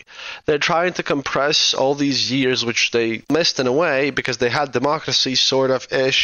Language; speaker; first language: English; non-native, fluent; Russian